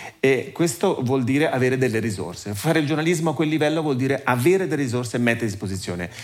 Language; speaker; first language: Italian; native; Italian